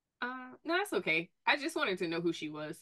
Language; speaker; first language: English; native; English